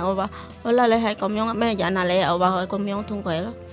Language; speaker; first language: Chinese; non-native, learner; Indonesian